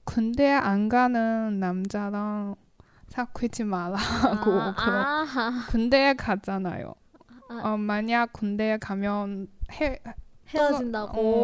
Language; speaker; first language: Korean; non-native, learner; Chinese